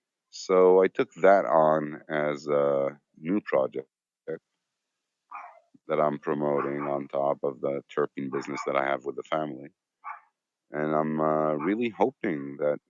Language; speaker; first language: English; non-native, fluent; Hebrew